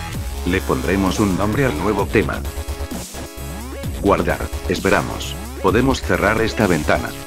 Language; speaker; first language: Spanish; native; Spanish